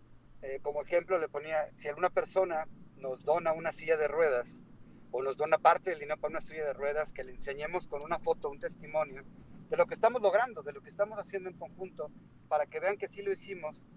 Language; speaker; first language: Spanish; native; Spanish